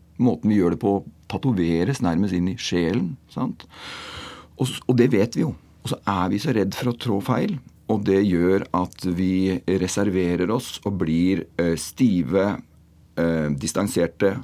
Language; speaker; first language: Norwegian; native; Norwegian